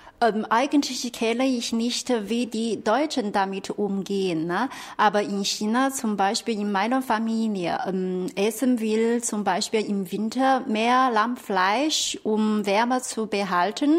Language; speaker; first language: German; non-native, fluent; Chinese